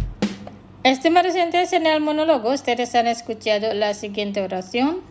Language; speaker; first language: Spanish; non-native, fluent; Indonesian